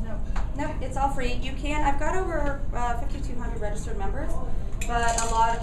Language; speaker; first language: English; native; English